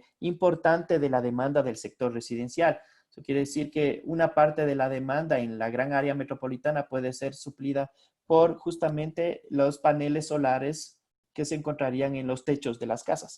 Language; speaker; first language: Spanish; native; Spanish